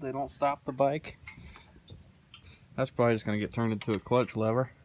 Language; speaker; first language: English; native; English